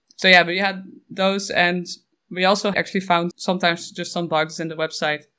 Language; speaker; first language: English; non-native, fluent; Dutch